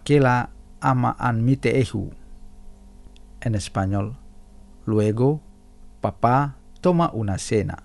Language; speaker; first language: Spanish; non-native, fluent; Indonesian